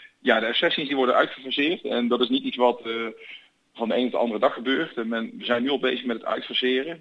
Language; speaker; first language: Dutch; native; Dutch